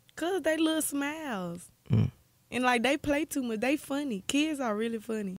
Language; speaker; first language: English; native; English